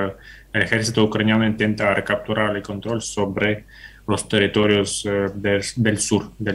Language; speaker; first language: Spanish; non-native, fluent; Ukrainian